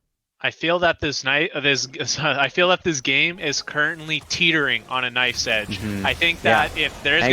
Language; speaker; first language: English; native; English